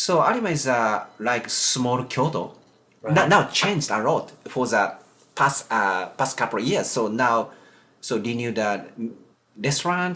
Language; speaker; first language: English; non-native, learner; Japanese